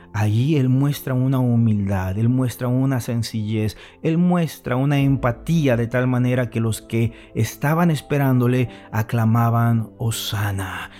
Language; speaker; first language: Spanish; native; Spanish